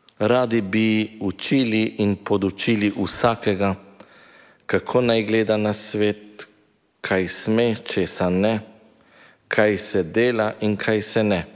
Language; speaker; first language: Slovenian; native; Slovenian